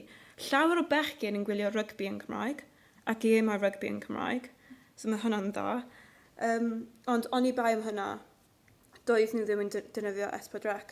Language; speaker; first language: Welsh; non-native, local second language; English